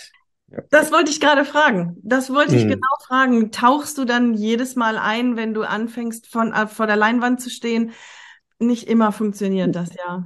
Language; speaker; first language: German; native; German